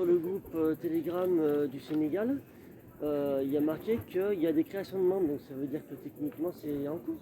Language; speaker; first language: French; native; French